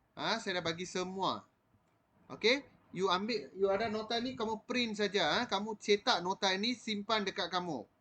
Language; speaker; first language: Malay; non-native, local second language; Tamil